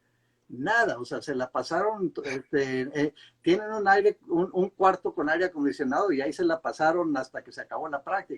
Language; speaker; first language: Spanish; native; Spanish